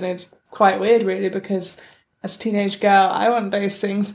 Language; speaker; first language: English; native; English